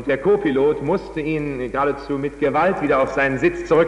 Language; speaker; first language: German; native; German